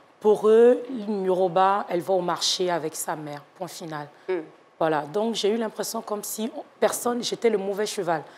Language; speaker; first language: French; non-native, local second language; Yoruba